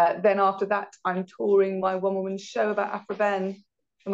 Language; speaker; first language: English; native; English